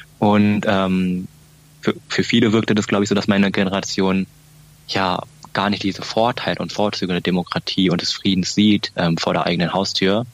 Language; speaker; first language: German; early bilingual, other home language; Vietnamese